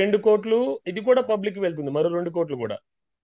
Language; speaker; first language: Telugu; native; Telugu